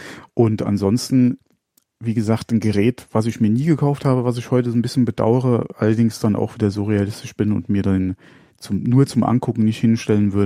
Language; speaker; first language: German; native; German